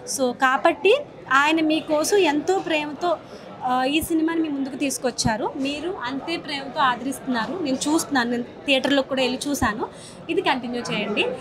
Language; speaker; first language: Telugu; non-native, local second language; Marathi